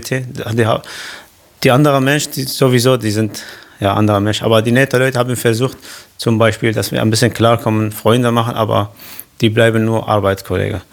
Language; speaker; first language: German; non-native, learner; Arabic